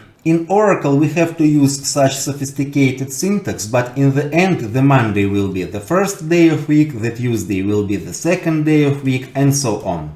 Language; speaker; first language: English; non-native, fluent; Russian